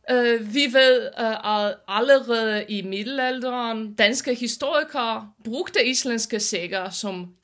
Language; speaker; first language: Danish; non-native, fluent; Polish